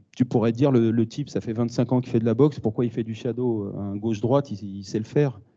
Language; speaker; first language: French; native; French